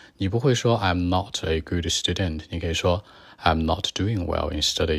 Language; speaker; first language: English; non-native, learner; Chinese